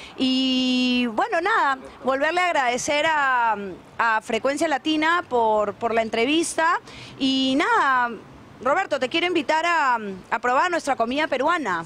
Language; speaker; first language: Spanish; native; Spanish